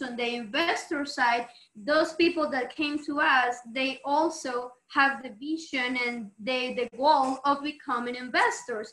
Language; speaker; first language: English; non-native, fluent; Spanish